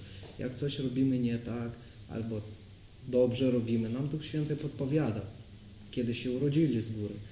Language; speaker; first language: Polish; non-native, learner; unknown